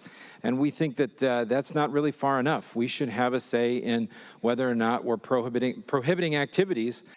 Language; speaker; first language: English; native; English